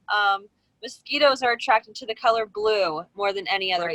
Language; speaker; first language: English; native; English